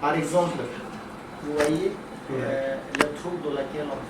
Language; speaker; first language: French; non-native, learner; Hindi